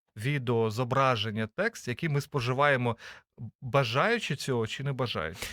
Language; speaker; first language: Ukrainian; native; Ukrainian